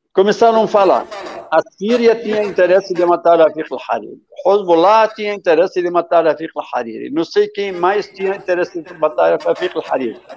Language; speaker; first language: Portuguese; non-native, fluent; Arabic